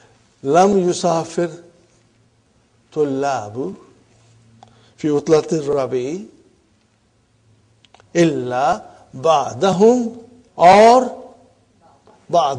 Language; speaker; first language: Arabic; non-native, fluent; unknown